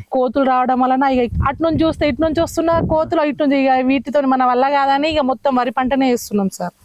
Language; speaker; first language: Telugu; native; Telugu